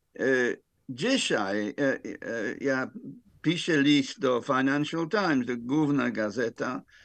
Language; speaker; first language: Polish; non-native, fluent; English